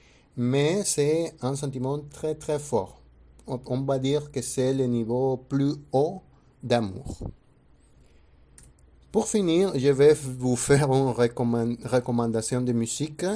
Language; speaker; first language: French; non-native, fluent; Spanish